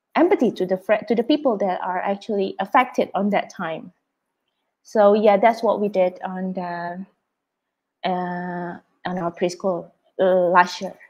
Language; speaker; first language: English; non-native, fluent; Indonesian